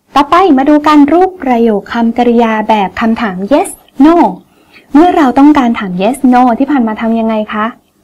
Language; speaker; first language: Thai; native; Thai